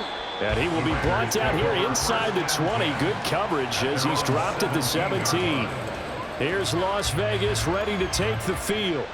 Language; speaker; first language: English; native; English